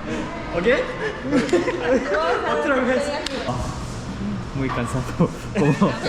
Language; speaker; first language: Spanish; non-native, learner; Korean